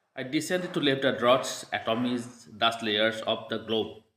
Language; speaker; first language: English; non-native, local second language; Assamese